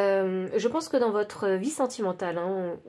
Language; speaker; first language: French; native; French